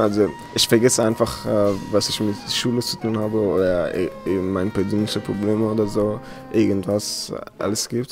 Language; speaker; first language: German; non-native, fluent; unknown